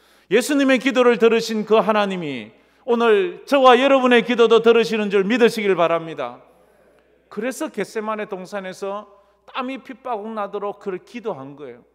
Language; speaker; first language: Korean; native; Korean